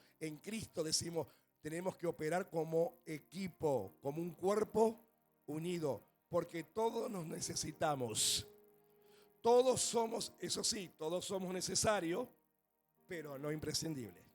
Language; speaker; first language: Spanish; native; Spanish